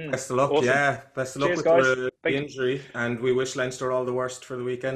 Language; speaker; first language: English; native; English